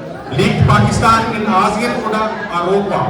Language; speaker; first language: German; non-native, fluent; Urdu